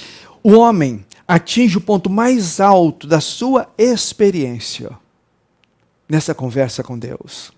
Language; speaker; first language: Portuguese; native; Portuguese